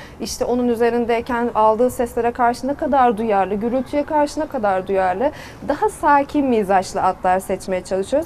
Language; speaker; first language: Turkish; native; Turkish